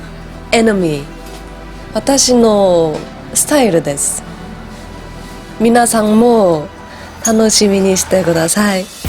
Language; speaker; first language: Japanese; non-native, learner; Korean